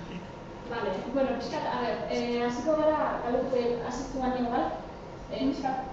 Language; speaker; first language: Basque; non-native, learner; Polish